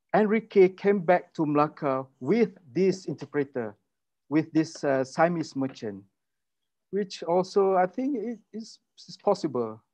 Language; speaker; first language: English; non-native, local second language; Malay